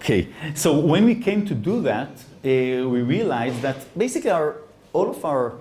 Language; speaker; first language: English; non-native, fluent; Hebrew